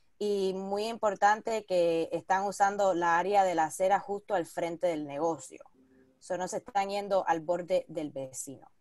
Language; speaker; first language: Spanish; early bilingual, heritage; Spanish